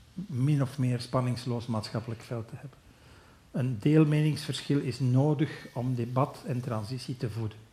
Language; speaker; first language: Dutch; native; Dutch